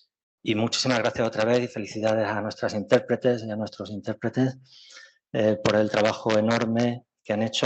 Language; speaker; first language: Spanish; native; Spanish